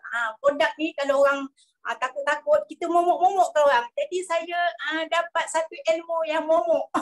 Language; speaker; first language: Malay; native; Malay